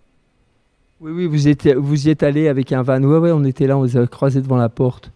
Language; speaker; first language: French; native; French